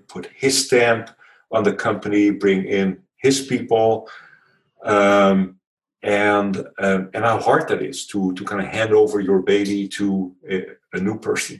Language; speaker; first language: English; non-native, fluent; Dutch